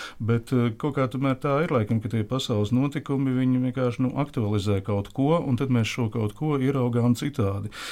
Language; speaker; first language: Latvian; native; Latvian